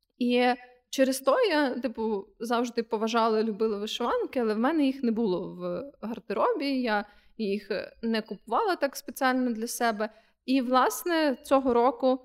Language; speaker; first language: Ukrainian; non-native, local second language; Russian